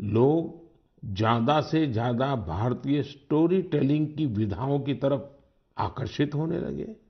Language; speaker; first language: Hindi; non-native, local second language; Gujarati